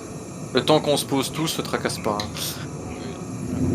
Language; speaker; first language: French; native; French